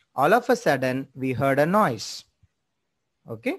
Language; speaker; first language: English; non-native, local second language; Tamil